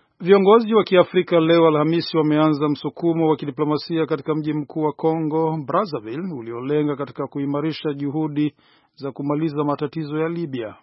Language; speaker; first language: Swahili; non-native, local second language; Rundi